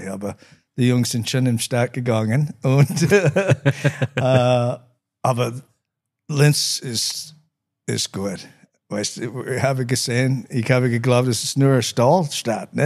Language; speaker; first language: German; non-native, learner; English